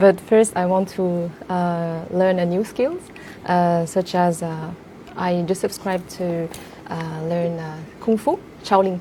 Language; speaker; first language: English; non-native, fluent; French